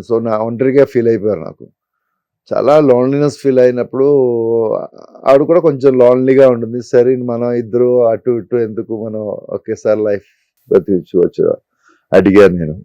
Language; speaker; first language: Telugu; non-native, learner; Malayalam